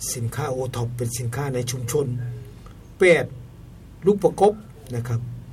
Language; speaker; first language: Thai; native; Thai